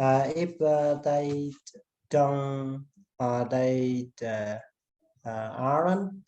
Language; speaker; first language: English; non-native, learner; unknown